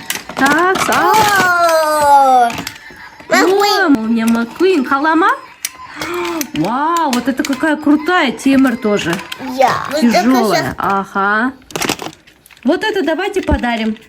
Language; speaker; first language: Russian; non-native, local second language; Kazakh